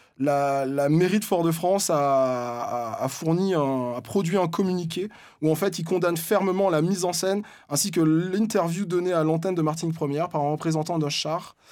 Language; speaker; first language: French; native; French